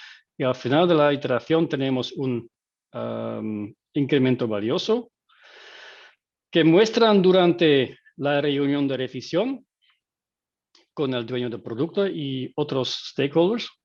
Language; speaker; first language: Spanish; non-native, fluent; Dutch